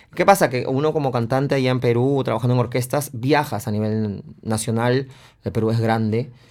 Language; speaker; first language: Spanish; native; Spanish